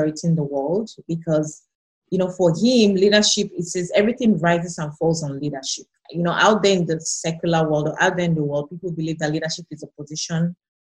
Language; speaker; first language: English; non-native, local second language; Yoruba